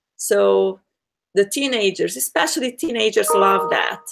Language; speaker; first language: English; non-native, fluent; Portuguese